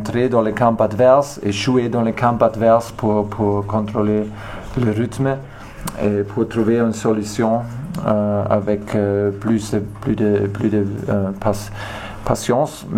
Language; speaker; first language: French; non-native, learner; German